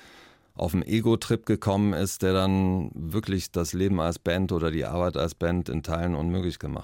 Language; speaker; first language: German; native; German